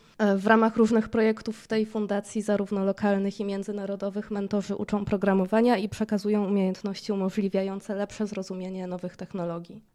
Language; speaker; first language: Polish; native; Polish